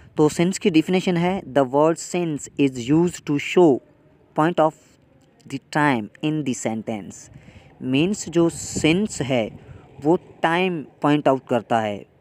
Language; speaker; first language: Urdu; non-native, local second language; Sindhi